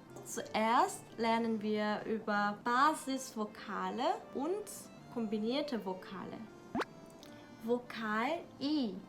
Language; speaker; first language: German; non-native, learner; Korean